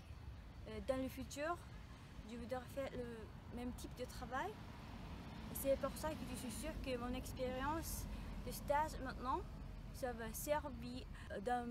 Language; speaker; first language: French; non-native, fluent; Japanese